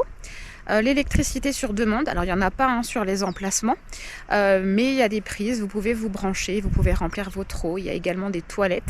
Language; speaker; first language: French; native; French